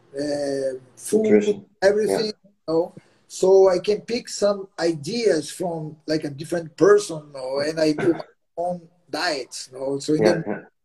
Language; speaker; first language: English; non-native, learner; Portuguese